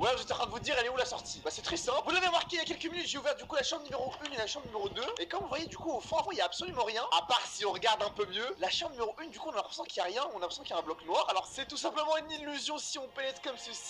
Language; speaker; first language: French; native; French